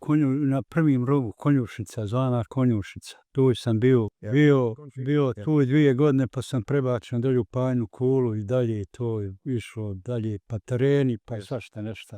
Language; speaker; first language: Bosnian; native; Bosnian